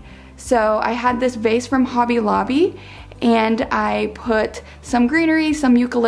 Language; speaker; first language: English; native; English